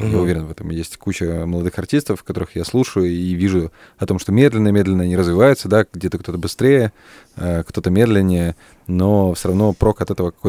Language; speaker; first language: Russian; native; Russian